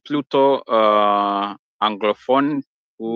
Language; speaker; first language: French; non-native, learner; Swahili